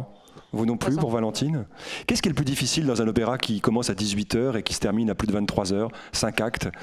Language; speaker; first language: French; native; French